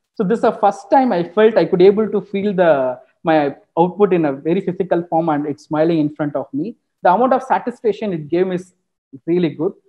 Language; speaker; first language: English; non-native, local second language; Tamil